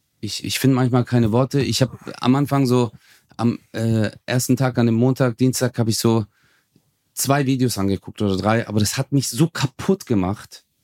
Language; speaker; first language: German; early bilingual, other home language; Turkish